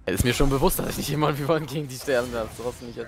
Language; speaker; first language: German; native; German